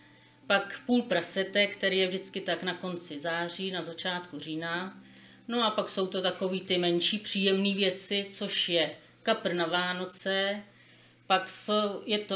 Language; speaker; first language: Czech; native; Czech